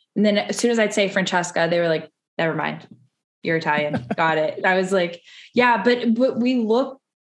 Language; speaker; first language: English; early bilingual, other home language; Italian